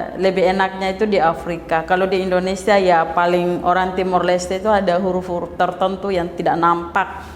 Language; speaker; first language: Indonesian; non-native, local second language; Tetum